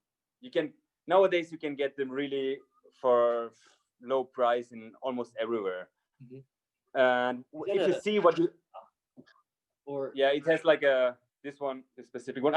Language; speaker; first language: English; non-native, fluent; German